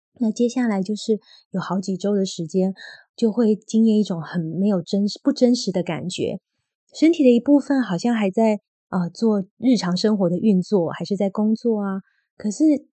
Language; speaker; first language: Chinese; native; Chinese